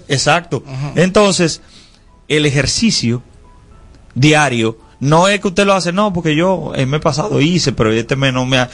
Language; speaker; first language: Spanish; native; Spanish